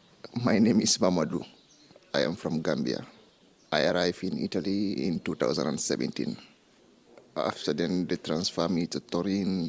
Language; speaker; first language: English; non-native, learner; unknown